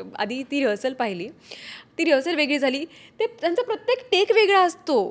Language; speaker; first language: Marathi; native; Marathi